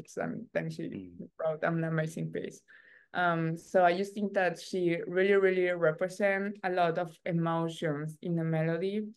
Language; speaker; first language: English; non-native, learner; Spanish